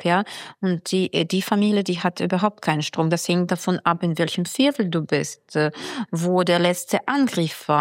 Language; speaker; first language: German; non-native, fluent; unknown